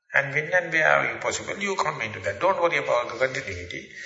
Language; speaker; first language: English; non-native, local second language; Sinhala